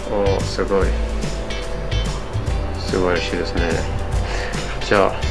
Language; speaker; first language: Japanese; non-native, fluent; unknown